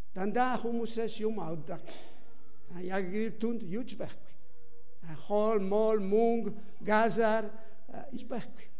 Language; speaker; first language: Mongolian; non-native, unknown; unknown